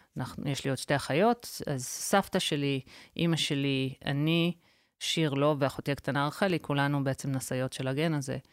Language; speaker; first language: Hebrew; early bilingual, other home language; English